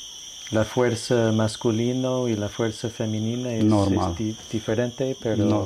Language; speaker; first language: Spanish; non-native, fluent; English